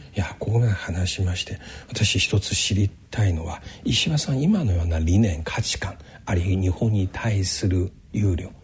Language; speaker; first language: Japanese; non-native, fluent; Chinese